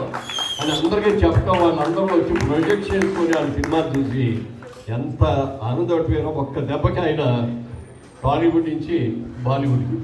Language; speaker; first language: Telugu; native; Telugu